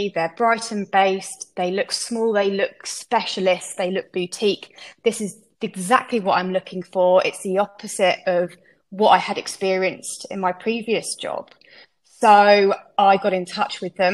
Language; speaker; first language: English; native; English